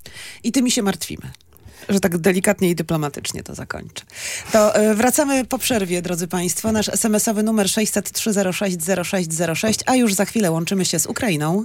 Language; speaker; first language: Polish; native; Polish